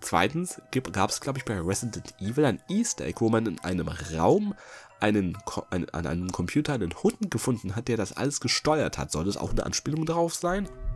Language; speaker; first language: German; native; German